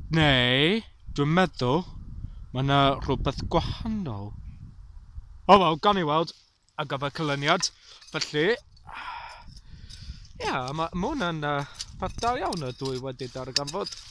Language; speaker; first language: Welsh; non-native, learner; English